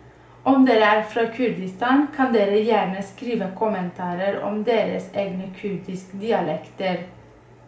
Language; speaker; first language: Norwegian; non-native, fluent; Kurdish